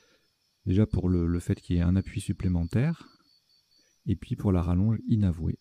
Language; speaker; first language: French; native; French